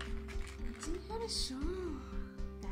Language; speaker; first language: Russian; non-native, learner; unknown